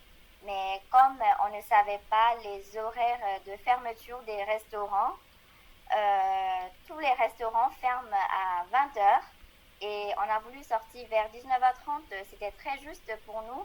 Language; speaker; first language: French; non-native, fluent; Burmese